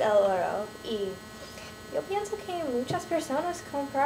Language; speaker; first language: Spanish; non-native, learner; English